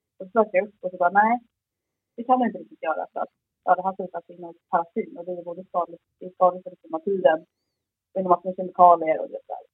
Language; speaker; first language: Swedish; native; Swedish